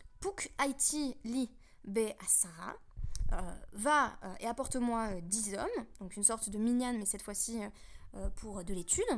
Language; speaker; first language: French; native; French